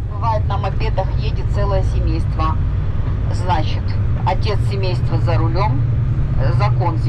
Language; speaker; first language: Russian; native; Russian